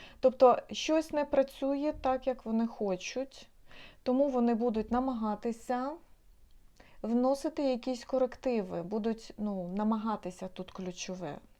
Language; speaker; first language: Ukrainian; non-native, local second language; Russian